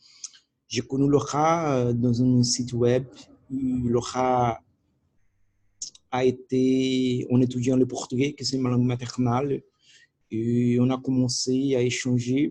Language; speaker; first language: French; non-native, learner; Portuguese